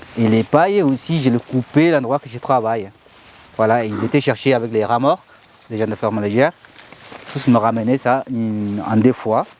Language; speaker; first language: French; non-native, learner; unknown